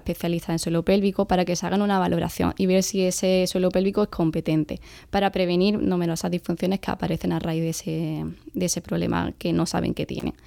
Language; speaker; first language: Spanish; native; Spanish